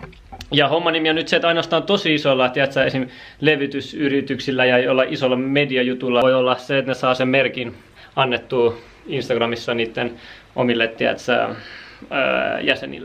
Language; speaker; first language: Finnish; native; Finnish